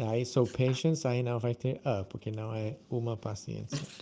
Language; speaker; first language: Portuguese; non-native, fluent; English